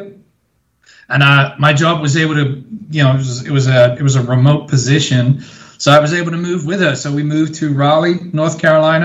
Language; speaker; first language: English; native; English